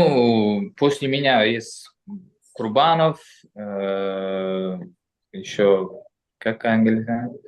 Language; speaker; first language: Russian; non-native, local second language; Uzbek